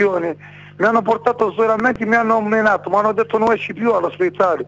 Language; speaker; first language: Italian; non-native, learner; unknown